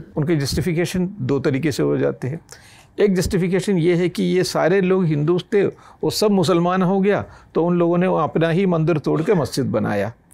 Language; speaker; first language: Hindi; non-native, local second language; Malayalam